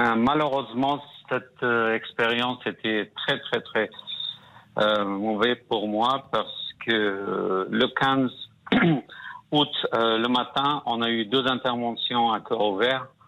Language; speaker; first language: French; non-native, fluent; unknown